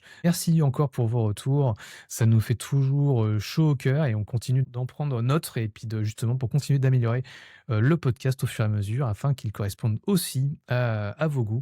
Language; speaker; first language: French; native; French